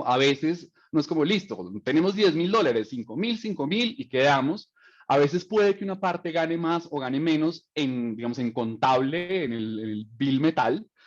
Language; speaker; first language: Spanish; native; Spanish